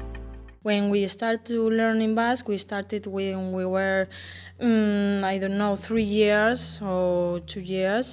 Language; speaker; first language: English; non-native, fluent; Basque